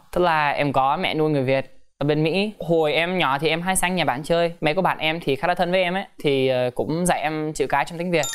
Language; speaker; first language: Vietnamese; early bilingual, heritage; Vietnamese